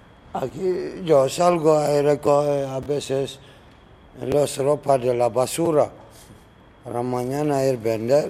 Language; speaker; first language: Spanish; non-native, learner; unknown